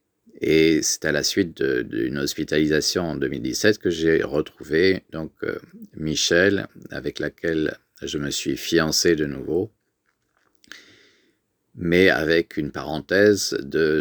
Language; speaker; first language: French; native; French